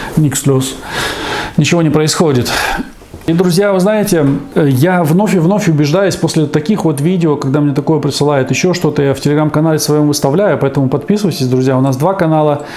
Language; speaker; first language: Russian; native; Russian